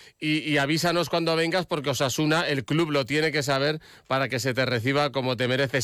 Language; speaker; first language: Spanish; native; Spanish